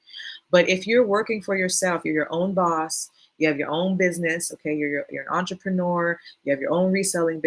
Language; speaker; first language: English; native; English